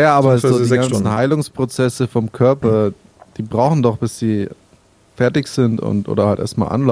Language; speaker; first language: German; native; German